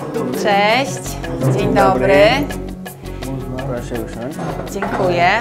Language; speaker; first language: Polish; native; Polish